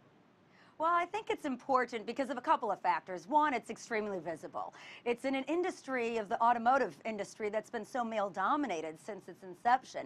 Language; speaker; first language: English; native; English